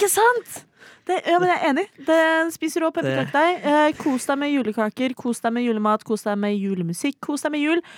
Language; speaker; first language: Norwegian; native; Norwegian